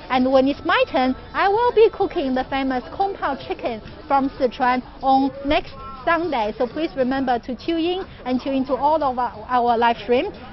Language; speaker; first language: English; non-native, fluent; Chinese